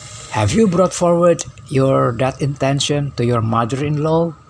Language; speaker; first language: English; non-native, fluent; Indonesian